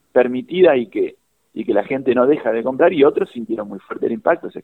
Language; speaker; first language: Spanish; native; Spanish